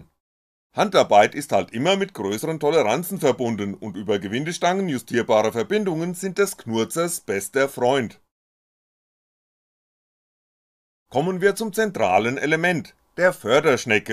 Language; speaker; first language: German; native; German